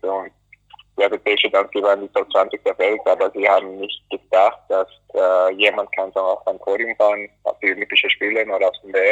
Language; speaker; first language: German; early bilingual, other home language; Greek